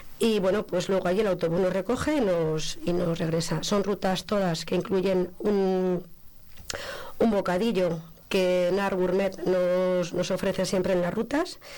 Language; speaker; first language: Spanish; native; Spanish